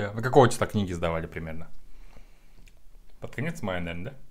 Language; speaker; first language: Russian; native; Russian